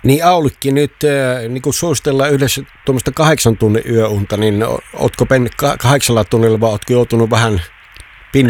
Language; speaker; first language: Finnish; native; Finnish